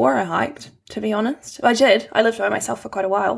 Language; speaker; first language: English; native; English